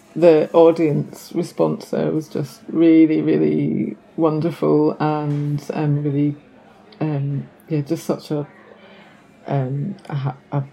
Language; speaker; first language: English; native; English